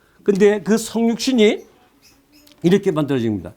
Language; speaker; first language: Korean; native; Korean